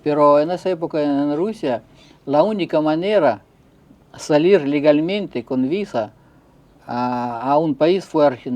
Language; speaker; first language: Spanish; non-native, fluent; Russian